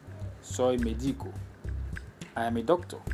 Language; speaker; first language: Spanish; non-native, learner; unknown